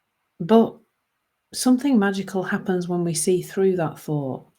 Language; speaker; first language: English; native; English